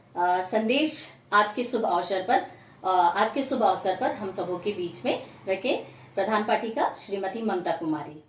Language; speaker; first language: Hindi; native; Hindi